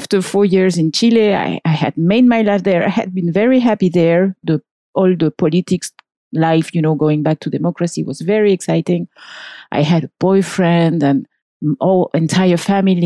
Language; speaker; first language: English; non-native, fluent; French